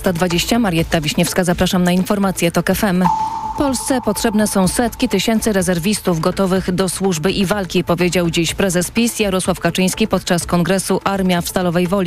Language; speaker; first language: Polish; native; Polish